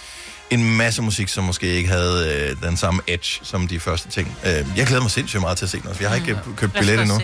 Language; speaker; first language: Danish; native; Danish